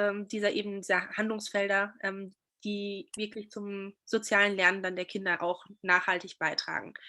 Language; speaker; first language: German; native; German